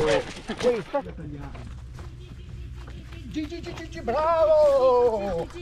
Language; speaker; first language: Italian; native; Italian